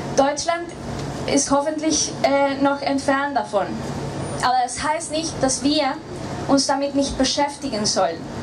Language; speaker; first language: German; non-native, fluent; Spanish